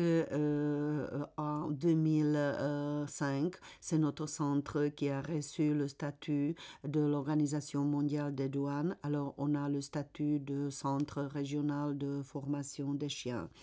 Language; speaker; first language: French; non-native, fluent; Czech